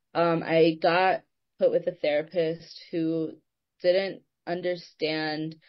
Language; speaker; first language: English; native; English